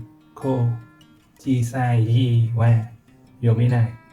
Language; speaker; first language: Japanese; non-native, learner; Vietnamese